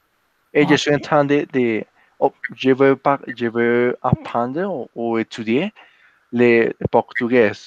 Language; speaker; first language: French; non-native, learner; Spanish